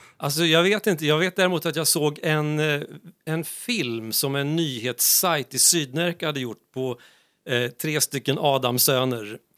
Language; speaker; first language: Swedish; native; Swedish